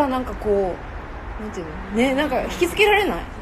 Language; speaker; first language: Japanese; native; Japanese